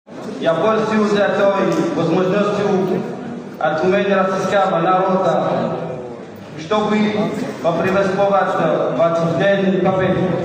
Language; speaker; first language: Russian; non-native, learner; Comorian